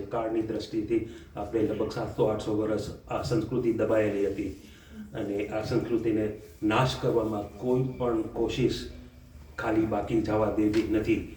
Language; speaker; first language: Gujarati; early bilingual, heritage; Gujarati